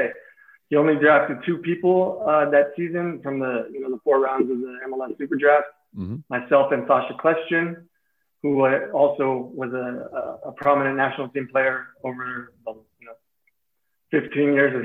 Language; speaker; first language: English; native; English